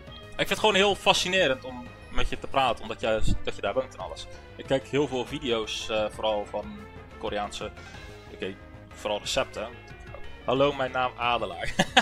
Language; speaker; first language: Dutch; early bilingual, heritage; Dutch